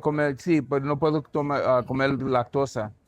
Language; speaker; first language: Spanish; non-native, learner; English